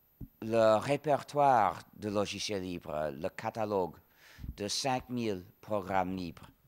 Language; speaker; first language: French; non-native, fluent; English